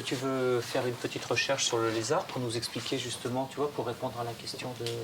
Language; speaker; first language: French; native; French